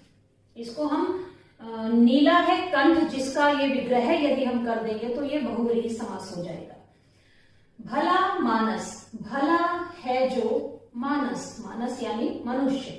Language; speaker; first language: Hindi; native; Hindi